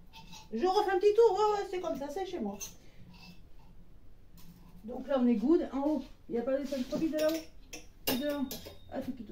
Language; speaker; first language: French; native; French